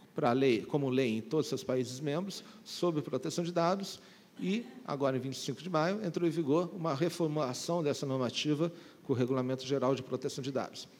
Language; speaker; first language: Portuguese; native; Portuguese